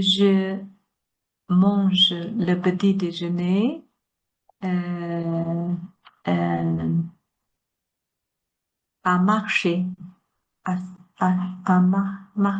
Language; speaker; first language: French; non-native, learner; Chinese